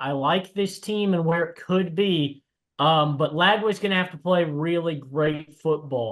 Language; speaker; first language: English; native; English